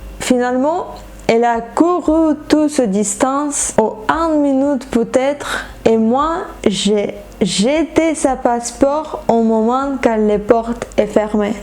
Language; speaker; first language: French; non-native, fluent; Ukrainian